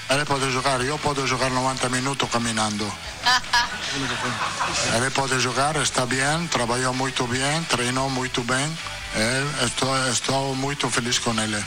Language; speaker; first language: Portuguese; non-native, fluent; Italian